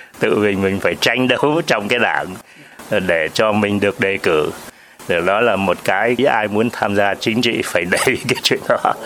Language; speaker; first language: Vietnamese; native; Vietnamese